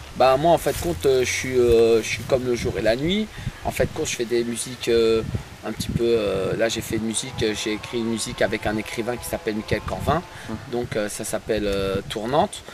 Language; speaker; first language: French; early bilingual, other home language; Arabic